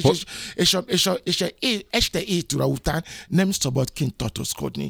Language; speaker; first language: Hungarian; non-native, fluent; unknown